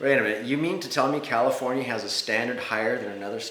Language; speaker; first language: English; native; English